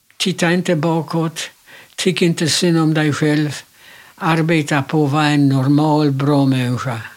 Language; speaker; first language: Swedish; non-native, fluent; Polish